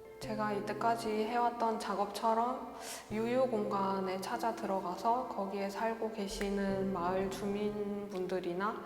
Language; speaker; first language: Korean; native; Korean